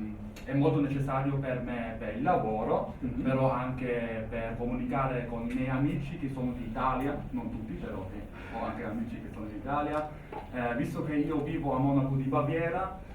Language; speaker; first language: Italian; non-native, fluent; German